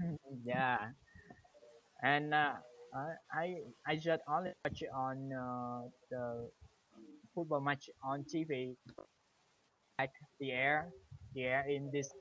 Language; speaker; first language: English; non-native, learner; Vietnamese